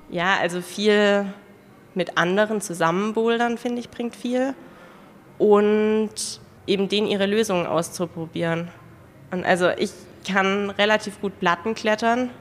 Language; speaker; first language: German; native; German